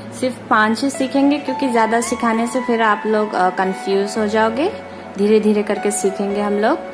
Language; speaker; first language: Hindi; non-native, local second language; Manipuri